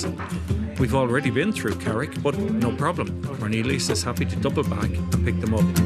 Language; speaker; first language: English; native; English